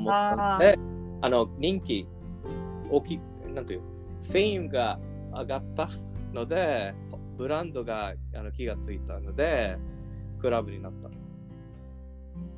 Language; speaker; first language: Japanese; non-native, learner; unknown